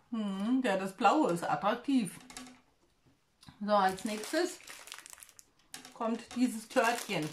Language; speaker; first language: German; native; German